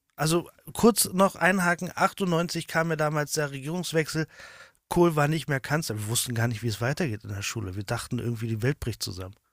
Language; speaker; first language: German; native; German